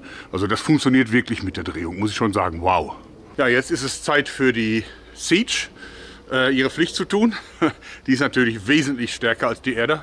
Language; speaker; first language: German; native; German